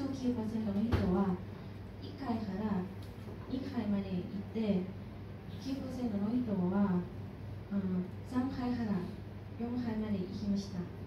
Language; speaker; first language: Japanese; non-native, learner; Thai